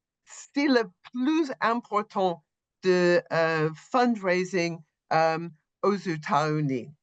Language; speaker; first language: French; non-native, learner; English